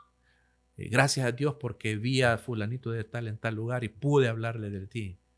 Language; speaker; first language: Spanish; native; Spanish